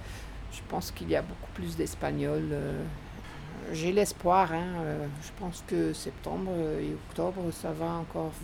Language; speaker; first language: French; non-native, fluent; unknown